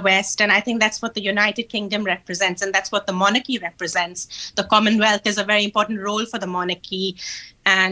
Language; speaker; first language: English; non-native, local second language; Hindi